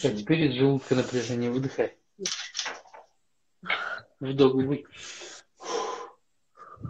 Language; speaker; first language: Russian; native; Russian